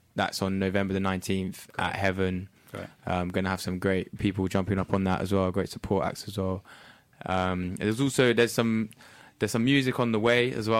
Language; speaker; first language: English; native; English